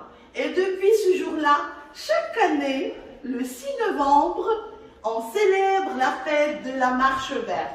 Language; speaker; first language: French; non-native, local second language; Arabic